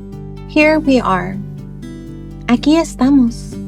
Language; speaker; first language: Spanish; early bilingual, other home language; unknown